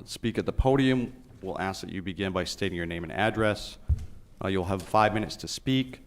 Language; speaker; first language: English; native; English